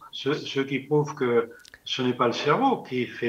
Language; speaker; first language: French; native; French